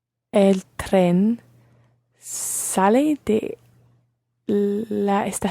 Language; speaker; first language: Spanish; non-native, learner; English